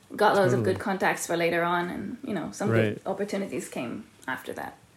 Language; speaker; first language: English; early bilingual, heritage; Hebrew